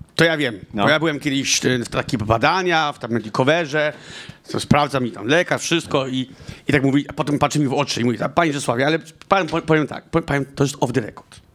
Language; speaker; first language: Polish; early bilingual, heritage; Polish